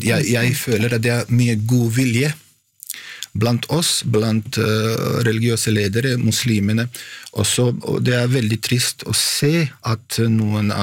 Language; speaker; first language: Norwegian; non-native, fluent; Bosnian